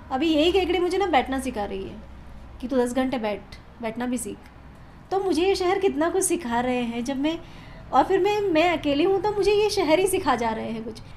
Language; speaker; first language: Hindi; native; Hindi